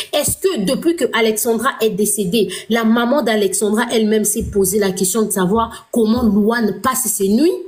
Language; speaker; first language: French; non-native, local second language; Lingala